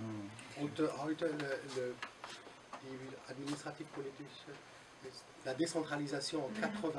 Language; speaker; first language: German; non-native, learner; French